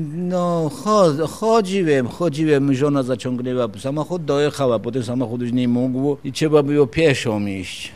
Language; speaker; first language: Polish; non-native, fluent; Georgian